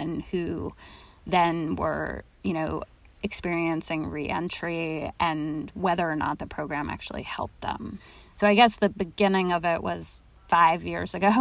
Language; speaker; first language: English; native; English